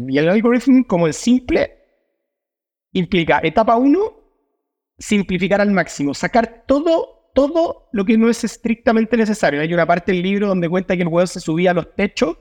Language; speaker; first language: Spanish; native; Spanish